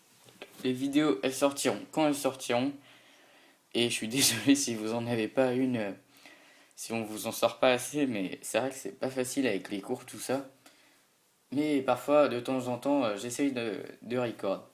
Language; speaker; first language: French; native; French